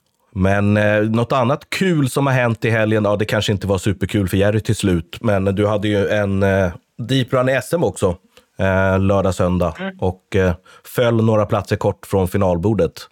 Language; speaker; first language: Swedish; native; Swedish